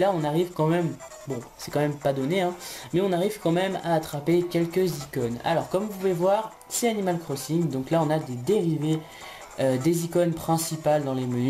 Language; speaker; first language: French; native; French